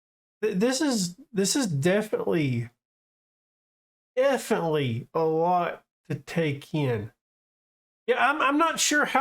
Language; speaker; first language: English; native; English